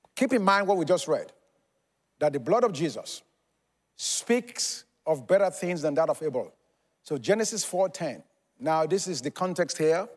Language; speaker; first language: English; non-native, local second language; Yoruba